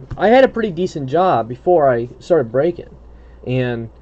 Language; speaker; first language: English; native; English